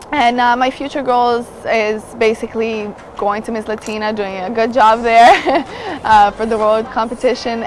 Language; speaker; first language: English; early bilingual, other home language; Portuguese